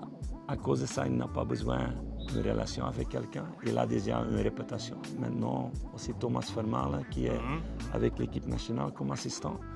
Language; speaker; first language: French; non-native, fluent; Dutch